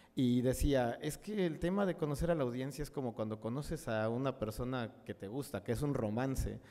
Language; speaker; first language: Spanish; native; Spanish